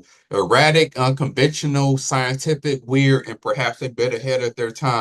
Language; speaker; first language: English; native; English